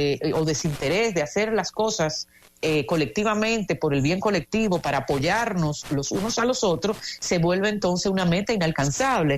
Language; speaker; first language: Spanish; native; Spanish